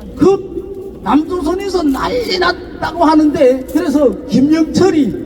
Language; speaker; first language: Korean; native; Korean